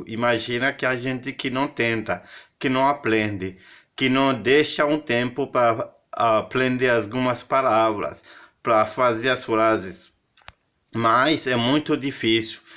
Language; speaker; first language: Portuguese; non-native, fluent; Haitian Creole